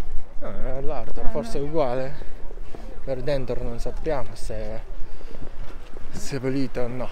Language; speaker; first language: Italian; non-native, learner; Japanese